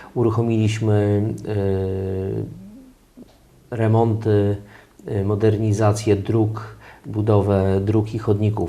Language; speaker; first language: Polish; native; Polish